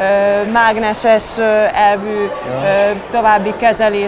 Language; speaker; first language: Hungarian; native; Hungarian